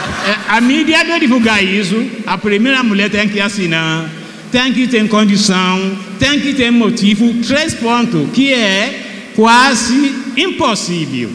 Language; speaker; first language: Portuguese; non-native, fluent; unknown